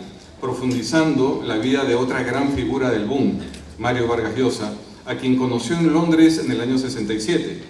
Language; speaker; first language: Spanish; native; Spanish